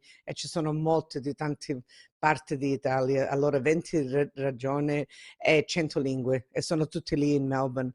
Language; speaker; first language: Italian; early bilingual, heritage; Italian